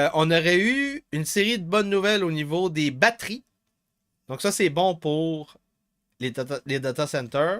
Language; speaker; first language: French; native; French